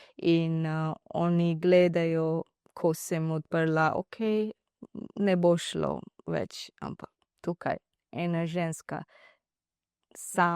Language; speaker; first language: Slovenian; non-native, learner; Divehi